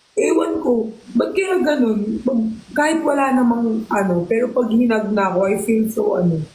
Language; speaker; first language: Filipino; native; Filipino